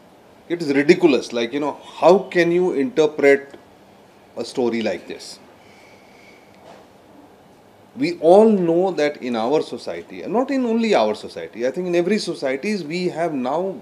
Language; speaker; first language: English; non-native, local second language; Hindi